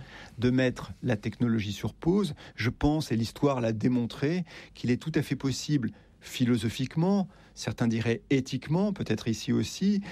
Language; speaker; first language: French; native; French